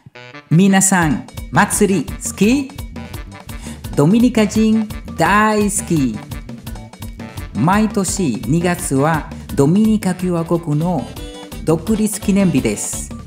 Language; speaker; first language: Japanese; non-native, fluent; Spanish